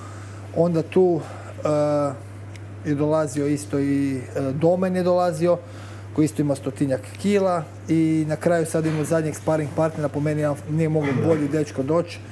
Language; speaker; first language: Croatian; native; Croatian